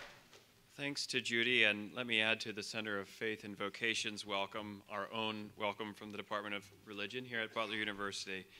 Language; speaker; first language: English; native; English